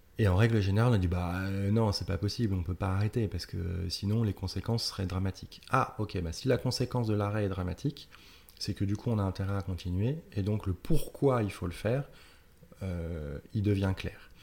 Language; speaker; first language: French; native; French